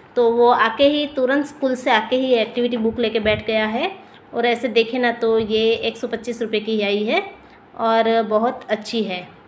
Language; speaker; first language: Hindi; non-native, local second language; Gujarati